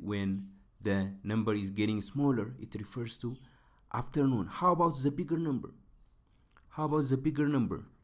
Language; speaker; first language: English; non-native, local second language; Amharic